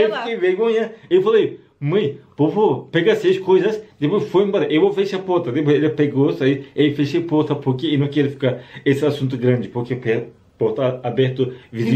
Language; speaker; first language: Portuguese; non-native, learner; Turkish